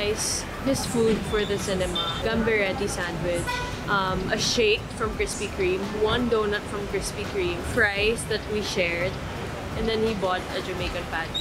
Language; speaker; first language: English; non-native, local second language; Filipino